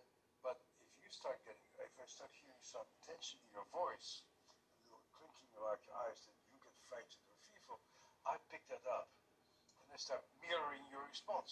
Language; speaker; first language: English; non-native, fluent; Dutch